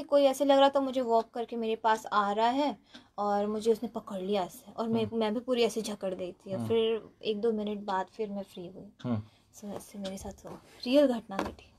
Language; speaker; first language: Hindi; non-native, local second language; Gujarati